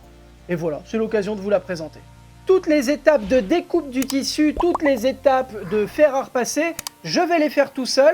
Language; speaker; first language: French; native; French